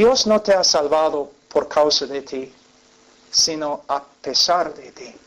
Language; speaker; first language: Spanish; non-native, fluent; English